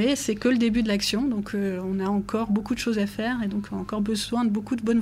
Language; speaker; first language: French; native; French